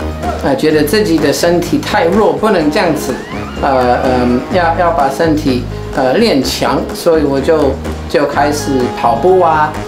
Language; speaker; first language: Chinese; non-native, fluent; English